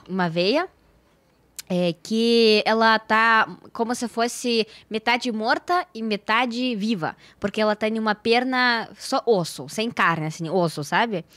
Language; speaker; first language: Portuguese; non-native, fluent; Russian